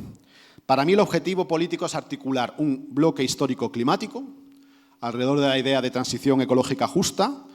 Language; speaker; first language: Spanish; native; Spanish